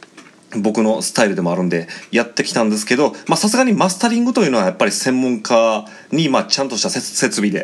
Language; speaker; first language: Japanese; native; Japanese